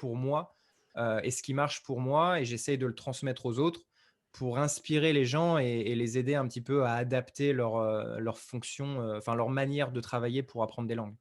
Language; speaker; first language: French; native; French